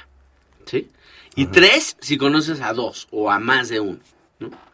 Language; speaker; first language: Spanish; native; Spanish